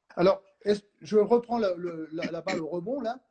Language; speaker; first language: French; non-native, fluent; Spanish